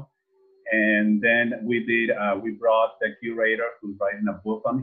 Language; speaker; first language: English; non-native, fluent; Spanish